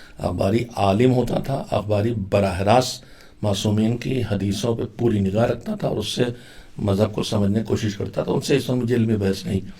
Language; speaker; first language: Urdu; native; Urdu